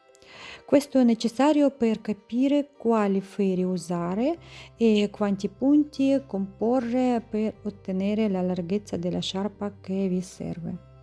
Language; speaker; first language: Italian; non-native, learner; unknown